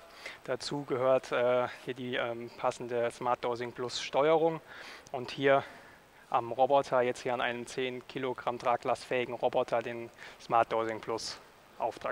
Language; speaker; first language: German; native; German